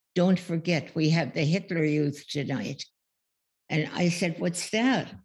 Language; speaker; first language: English; early bilingual, other home language; German